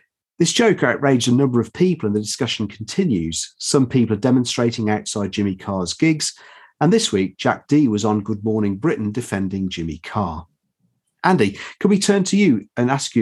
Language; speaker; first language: English; native; English